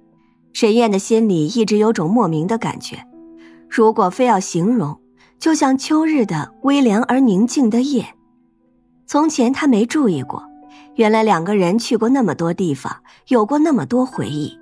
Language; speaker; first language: Chinese; native; Chinese